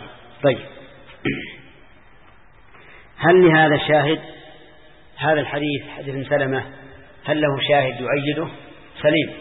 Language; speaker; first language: Arabic; native; Arabic